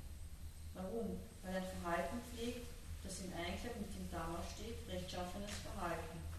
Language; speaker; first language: German; native; German